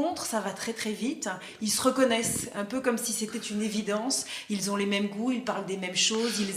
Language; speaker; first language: French; native; French